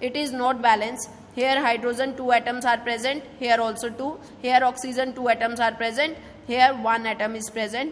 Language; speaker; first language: English; non-native, local second language; Hindi